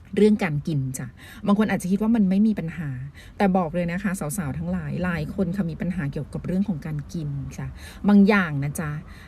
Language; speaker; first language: Thai; native; Thai